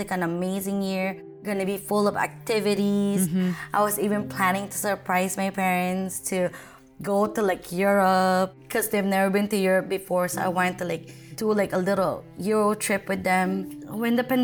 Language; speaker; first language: English; non-native, local second language; Filipino